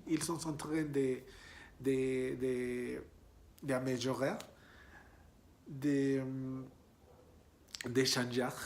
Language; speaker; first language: French; non-native, learner; Spanish